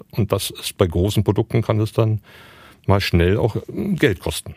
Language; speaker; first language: German; native; German